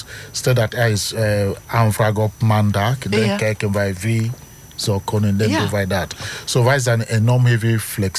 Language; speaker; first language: Dutch; non-native, learner; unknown